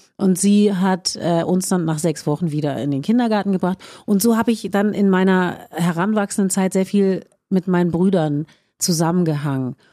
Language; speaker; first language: German; native; German